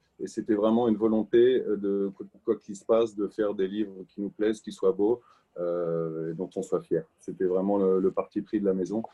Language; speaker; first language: French; native; French